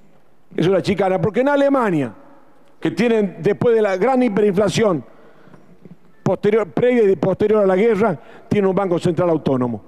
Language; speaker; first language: Spanish; native; Spanish